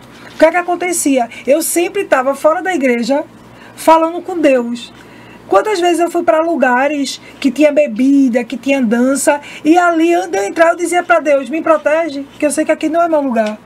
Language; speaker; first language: Portuguese; native; Portuguese